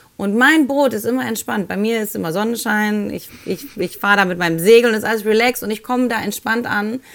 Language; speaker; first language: German; early bilingual, other home language; Spanish